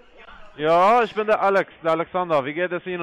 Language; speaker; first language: German; non-native, fluent; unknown